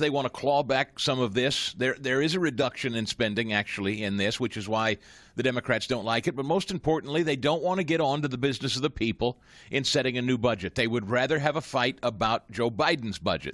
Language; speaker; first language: English; native; English